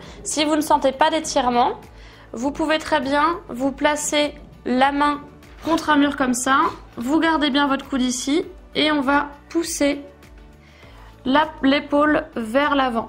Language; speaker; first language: French; native; French